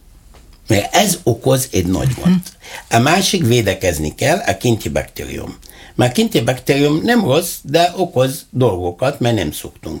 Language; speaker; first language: Hungarian; non-native, fluent; Arabic